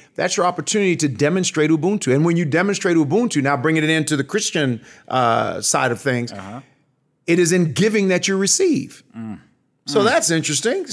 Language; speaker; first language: English; native; English